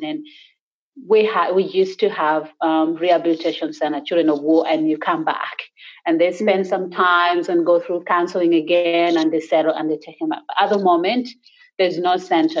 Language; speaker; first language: English; non-native, local second language; Acoli